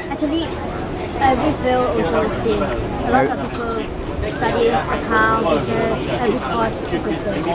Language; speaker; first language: English; non-native, local second language; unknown